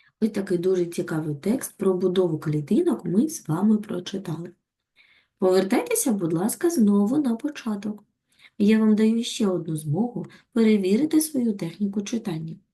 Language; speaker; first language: Ukrainian; native; Ukrainian